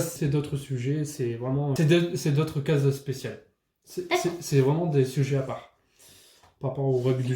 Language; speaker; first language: French; native; French